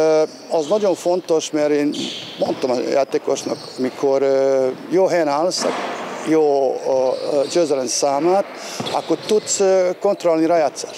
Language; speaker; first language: Hungarian; non-native, fluent; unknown